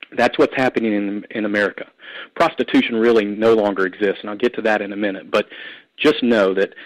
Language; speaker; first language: English; native; English